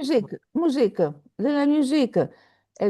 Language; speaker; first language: French; non-native, fluent; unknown